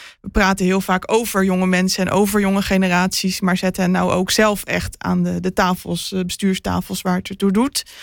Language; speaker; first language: Dutch; native; Dutch